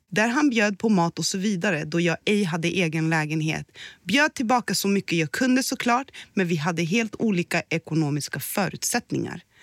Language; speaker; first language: Swedish; early bilingual, other home language; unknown